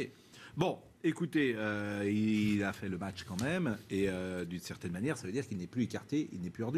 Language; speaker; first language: French; native; French